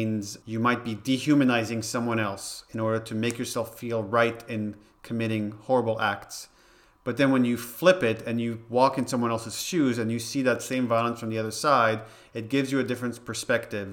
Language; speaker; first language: English; non-native, fluent; Hebrew